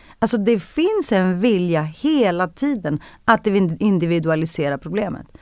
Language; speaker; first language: Swedish; early bilingual, other home language; Greek